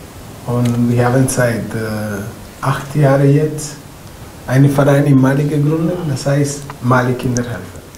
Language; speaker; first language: German; non-native, fluent; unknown